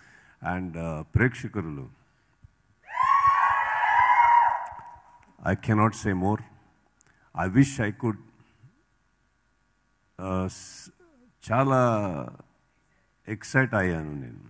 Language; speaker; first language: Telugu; non-native, learner; Kannada